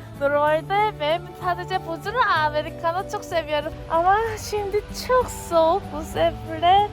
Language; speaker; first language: Turkish; non-native, learner; Korean